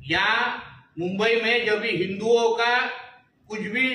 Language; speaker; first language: Hindi; non-native, local second language; Marathi